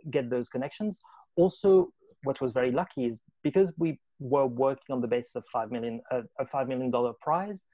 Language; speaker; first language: English; non-native, fluent; French